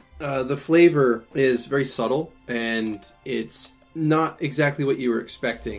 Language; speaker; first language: English; native; English